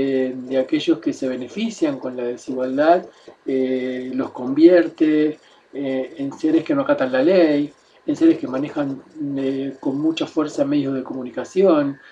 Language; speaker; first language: Spanish; native; Spanish